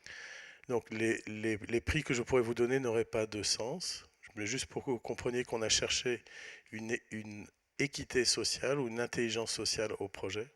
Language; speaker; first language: French; native; French